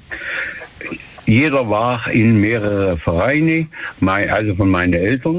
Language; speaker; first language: German; native; German